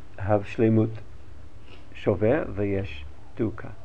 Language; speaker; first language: Hebrew; non-native, learner; English